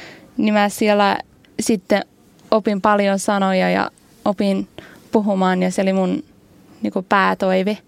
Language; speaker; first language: Finnish; non-native, learner; English